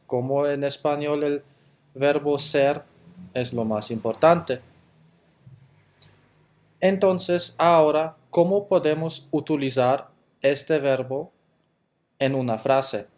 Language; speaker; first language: Spanish; non-native, fluent; German